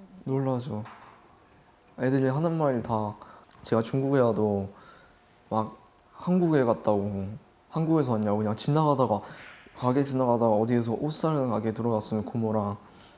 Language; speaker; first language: Korean; early bilingual, other home language; Chinese